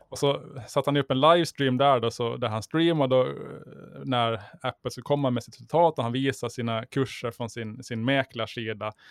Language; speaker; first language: Swedish; native; Swedish